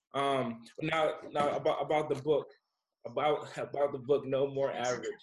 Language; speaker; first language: English; native; English